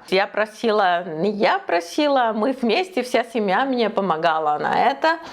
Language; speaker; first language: Russian; non-native, fluent; Spanish